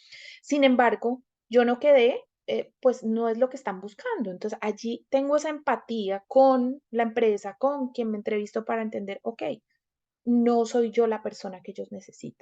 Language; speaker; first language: Spanish; native; Spanish